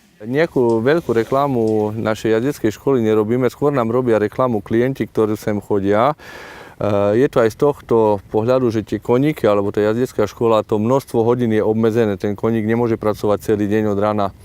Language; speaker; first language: Slovak; native; Slovak